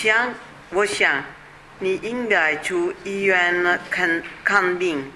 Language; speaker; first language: Chinese; non-native, learner; Italian